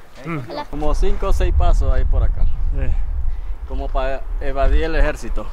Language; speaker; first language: Spanish; native; Spanish